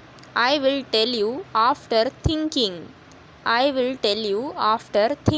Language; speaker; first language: English; non-native, learner; Hindi